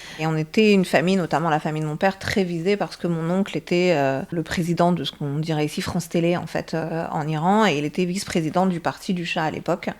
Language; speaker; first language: French; early bilingual, other home language; Persian